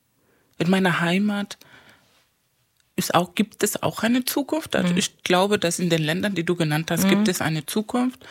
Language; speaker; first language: German; non-native, fluent; Spanish